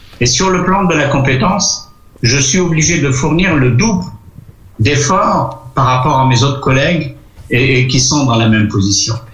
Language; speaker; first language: French; non-native, local second language; Arabic